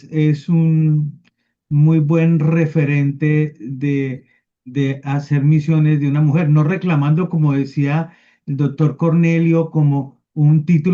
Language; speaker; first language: Spanish; native; Spanish